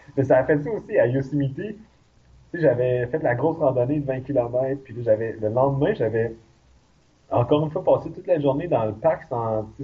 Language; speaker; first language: French; native; French